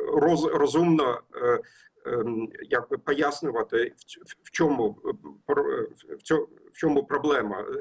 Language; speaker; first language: Ukrainian; non-native, learner; German